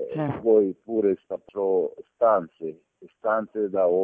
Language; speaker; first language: Italian; non-native, learner; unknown